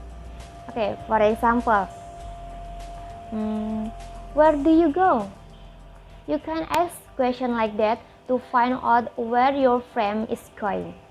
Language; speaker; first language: English; non-native, learner; Indonesian